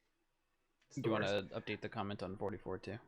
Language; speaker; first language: English; native; English